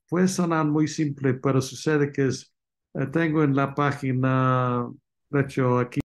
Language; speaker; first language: Spanish; non-native, fluent; English